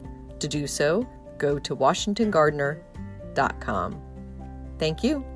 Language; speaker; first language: English; native; English